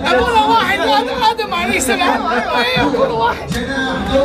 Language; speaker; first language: Arabic; non-native, learner; Chinese